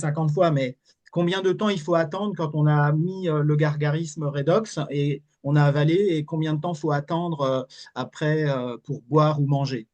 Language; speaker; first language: French; native; French